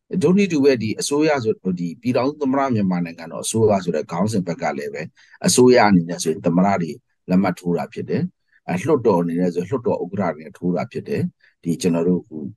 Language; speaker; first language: Burmese; non-native, local second language; Pa'o Karen